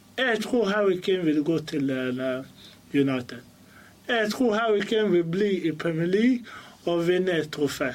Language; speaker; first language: Norwegian; early bilingual, other home language; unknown